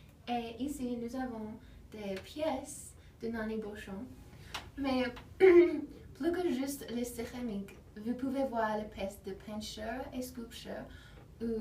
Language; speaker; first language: French; non-native, learner; English